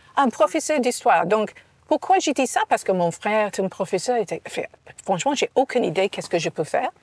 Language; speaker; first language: French; non-native, fluent; English